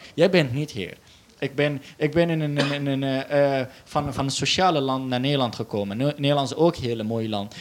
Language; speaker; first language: Dutch; non-native, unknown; Arabic